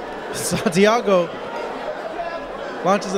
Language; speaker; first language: English; native; English